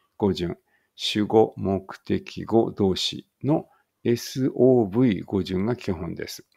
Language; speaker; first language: Japanese; native; Japanese